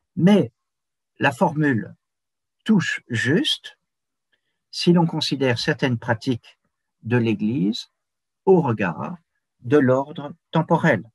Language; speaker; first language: French; native; French